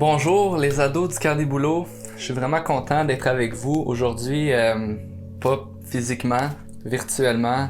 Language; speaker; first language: French; native; French